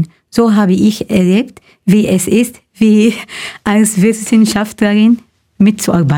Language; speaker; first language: German; non-native, fluent; Arabic